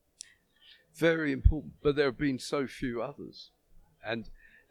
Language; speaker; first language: English; native; English